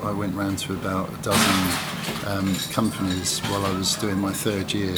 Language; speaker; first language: English; native; English